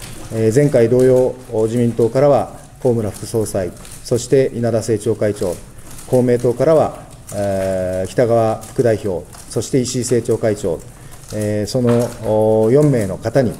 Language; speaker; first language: Japanese; native; Japanese